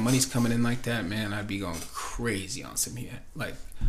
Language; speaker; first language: English; native; English